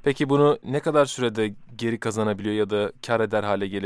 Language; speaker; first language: Turkish; native; Turkish